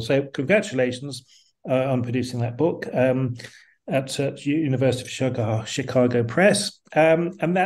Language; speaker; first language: English; native; English